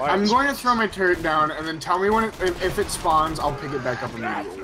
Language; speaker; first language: English; native; English